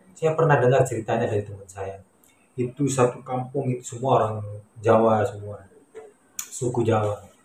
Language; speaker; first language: Indonesian; native; Indonesian